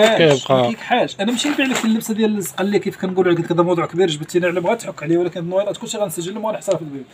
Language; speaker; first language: Arabic; native; Arabic